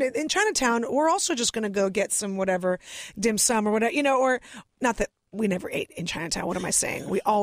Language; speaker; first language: English; early bilingual, other home language; Russian